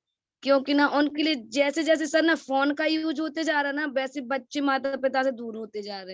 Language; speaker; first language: Hindi; native; Hindi